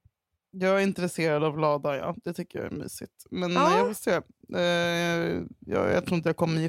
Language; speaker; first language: Swedish; native; Swedish